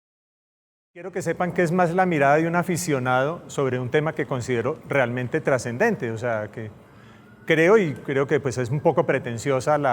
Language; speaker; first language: Spanish; native; Spanish